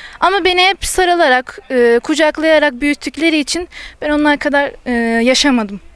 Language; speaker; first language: Turkish; native; Turkish